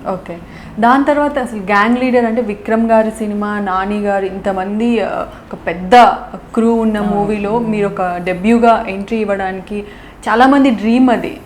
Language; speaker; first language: Telugu; native; Telugu